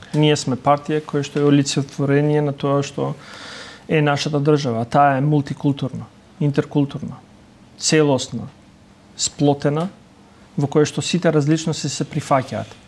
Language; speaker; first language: Macedonian; non-native, local second language; Albanian